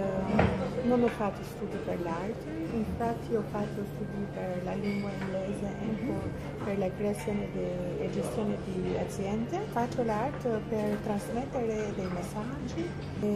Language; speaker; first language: Italian; non-native, fluent; Albanian